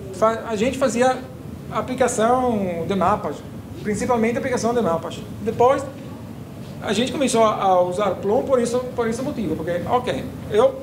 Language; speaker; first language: Portuguese; non-native, fluent; Italian